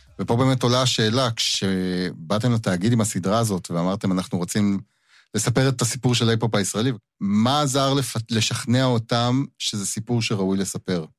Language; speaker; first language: Hebrew; native; Hebrew